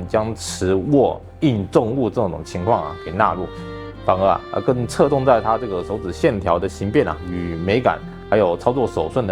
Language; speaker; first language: Chinese; native; Chinese